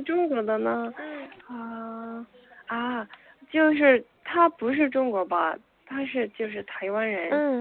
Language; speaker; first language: Chinese; non-native, learner; Korean